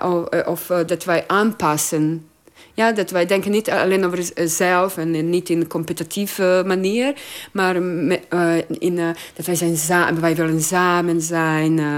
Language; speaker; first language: Dutch; non-native, learner; Croatian